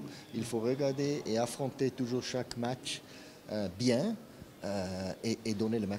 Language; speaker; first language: French; non-native, fluent; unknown